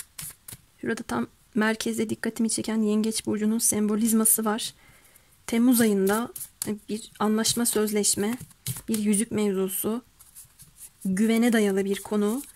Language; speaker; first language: Turkish; native; Turkish